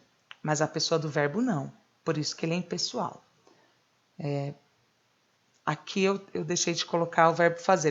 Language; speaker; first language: Portuguese; native; Portuguese